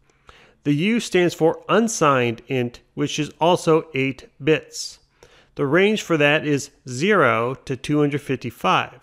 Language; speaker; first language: English; native; English